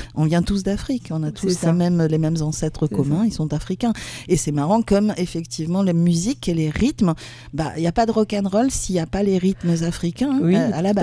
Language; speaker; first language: French; native; French